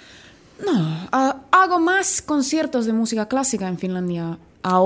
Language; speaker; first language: Spanish; non-native, learner; Finnish